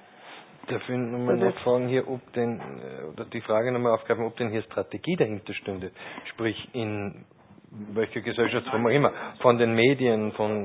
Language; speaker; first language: German; native; German